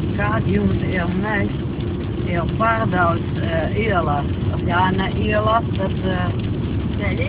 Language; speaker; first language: Latvian; non-native, learner; Dutch